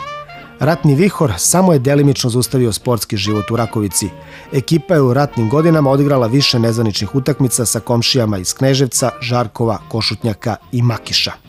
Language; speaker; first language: Serbian; native; Serbian